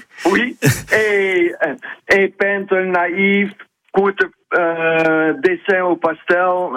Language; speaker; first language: French; non-native, learner; Dutch